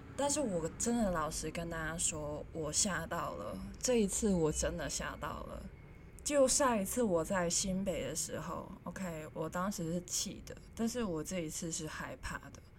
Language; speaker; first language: Chinese; non-native, local second language; Cantonese